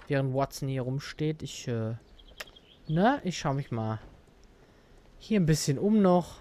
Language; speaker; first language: German; native; German